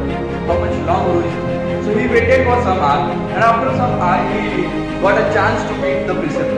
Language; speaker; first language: English; non-native, local second language; Marathi